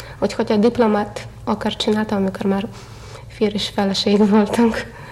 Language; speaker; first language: Hungarian; non-native, learner; Russian